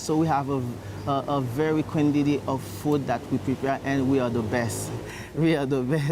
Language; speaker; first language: English; non-native, learner; Haitian Creole